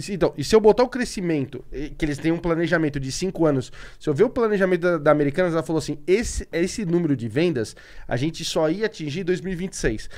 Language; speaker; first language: Portuguese; native; Portuguese